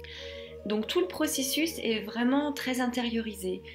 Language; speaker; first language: French; native; French